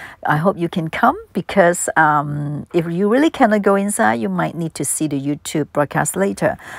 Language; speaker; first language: English; non-native, local second language; Cantonese